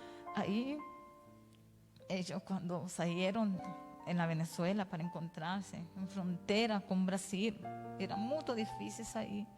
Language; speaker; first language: Portuguese; non-native, learner; Spanish